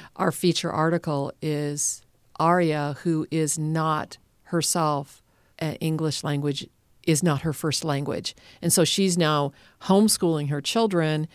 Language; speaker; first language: English; native; English